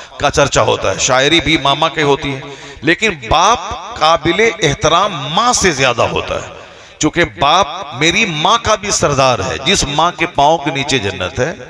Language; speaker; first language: Hindi; native; Hindi